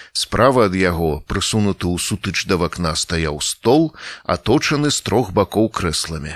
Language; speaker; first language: Belarusian; native; Belarusian